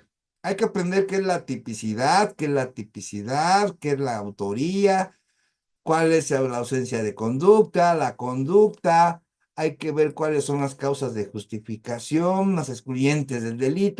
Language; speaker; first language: Spanish; native; Spanish